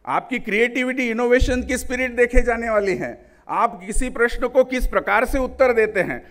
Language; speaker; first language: Hindi; non-native, local second language; Marathi